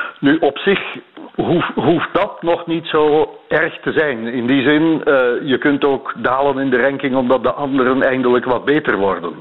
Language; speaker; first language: Dutch; native; Dutch